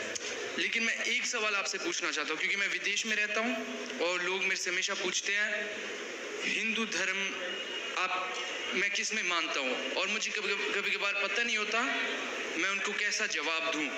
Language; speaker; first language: Hindi; early bilingual, heritage; Hindi